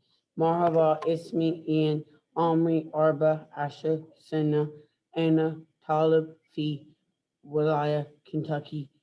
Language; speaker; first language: Arabic; non-native, learner; English